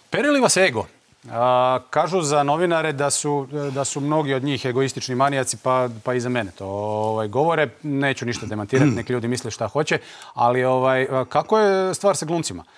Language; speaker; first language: Croatian; native; Croatian